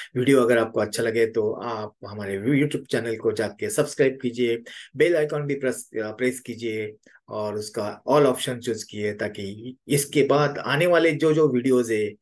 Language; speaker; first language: Hindi; native; Hindi